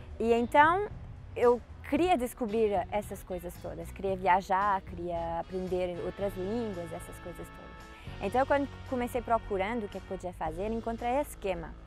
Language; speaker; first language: Portuguese; early bilingual, heritage; Portuguese